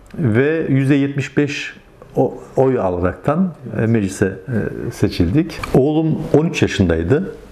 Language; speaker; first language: Turkish; native; Turkish